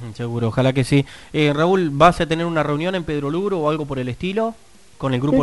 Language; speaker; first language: Spanish; native; Spanish